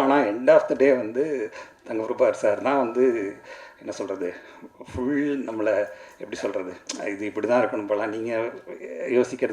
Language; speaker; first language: Tamil; native; Tamil